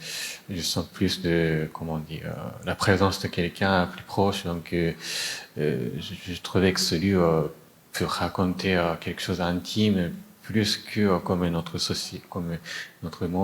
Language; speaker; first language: French; non-native, fluent; Japanese